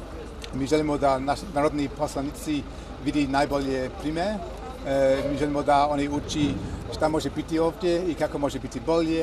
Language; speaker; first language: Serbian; non-native, learner; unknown